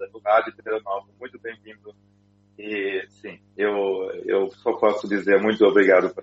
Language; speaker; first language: Portuguese; non-native, fluent; German